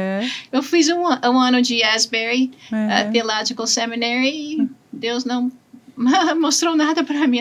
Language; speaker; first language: Portuguese; non-native, fluent; English